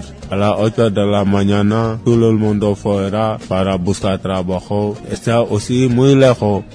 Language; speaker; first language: Spanish; non-native, learner; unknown